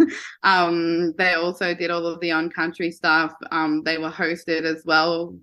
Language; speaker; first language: English; native; English